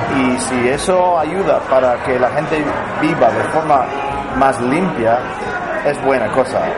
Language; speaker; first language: Spanish; non-native, fluent; English